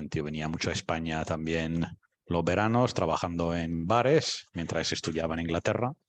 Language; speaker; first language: Spanish; non-native, fluent; English